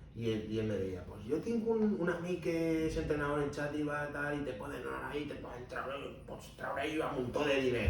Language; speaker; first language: Spanish; non-native, local second language; Catalan